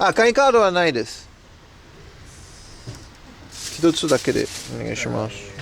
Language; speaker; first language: Japanese; non-native, learner; Dutch